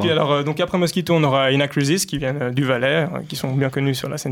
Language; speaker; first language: French; native; French